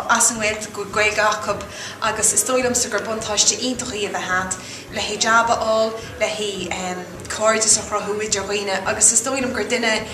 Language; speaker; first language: Irish; non-native, local second language; English